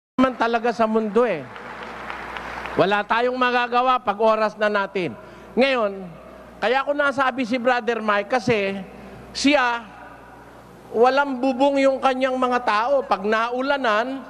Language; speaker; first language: Filipino; native; Filipino